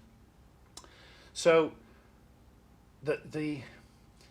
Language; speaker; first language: English; native; English